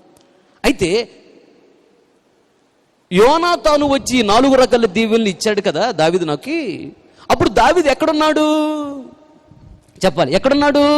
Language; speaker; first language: Telugu; native; Telugu